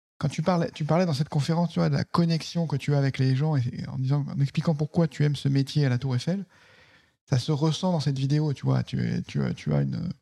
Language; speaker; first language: French; native; French